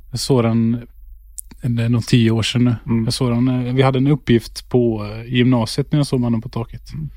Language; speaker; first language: Swedish; native; Swedish